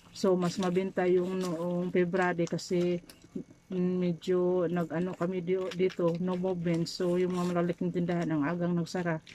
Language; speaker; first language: Filipino; non-native, local second language; Cebuano